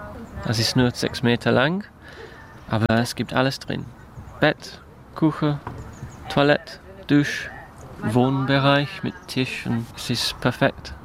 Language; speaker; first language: German; non-native, fluent; English